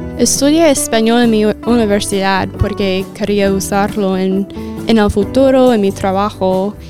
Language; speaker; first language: Spanish; non-native, fluent; English